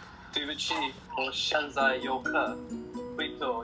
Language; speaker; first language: Chinese; non-native, learner; English